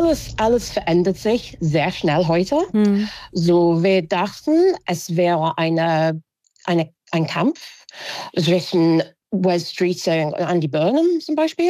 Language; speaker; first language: German; non-native, fluent; English